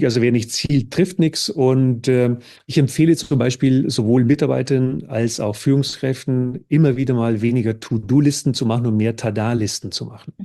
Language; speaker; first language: German; native; German